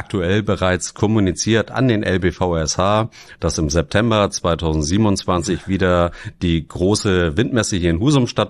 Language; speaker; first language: German; native; German